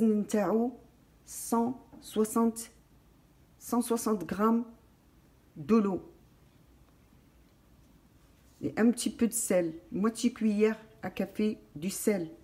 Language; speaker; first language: French; non-native, local second language; Arabic